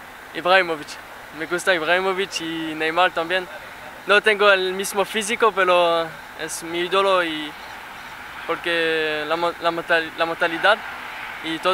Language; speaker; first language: Spanish; non-native, learner; French